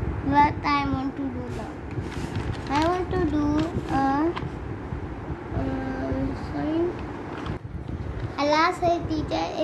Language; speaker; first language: English; non-native, learner; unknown